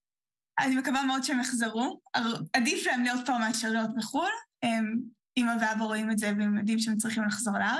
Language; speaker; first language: Hebrew; early bilingual, heritage; Hebrew